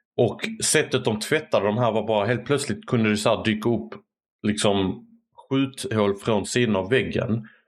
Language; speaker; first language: Swedish; native; Swedish